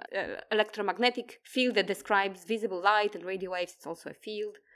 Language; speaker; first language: English; non-native, fluent; Polish